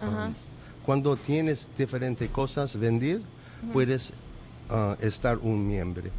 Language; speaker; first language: Spanish; non-native, learner; English